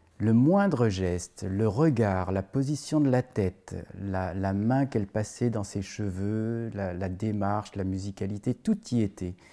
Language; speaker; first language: French; native; French